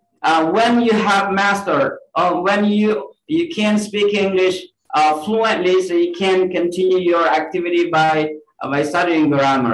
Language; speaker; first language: English; non-native, fluent; Indonesian